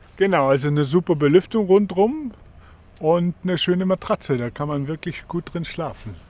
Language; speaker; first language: German; non-native, fluent; Portuguese